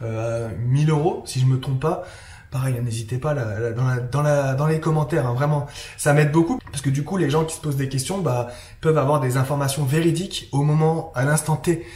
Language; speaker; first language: French; native; French